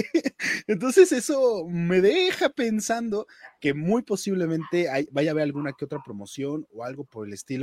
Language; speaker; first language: Spanish; native; Spanish